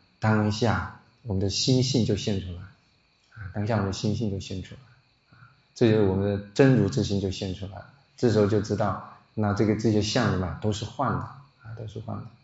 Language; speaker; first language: Chinese; non-native, local second language; Min Nan Chinese